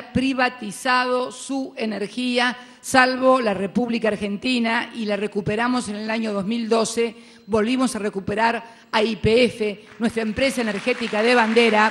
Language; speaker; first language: Spanish; native; Spanish